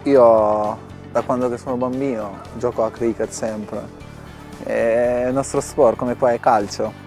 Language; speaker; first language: Italian; non-native, fluent; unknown